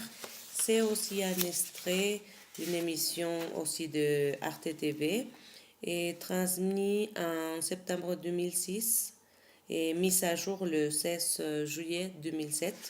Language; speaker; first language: French; non-native, fluent; Spanish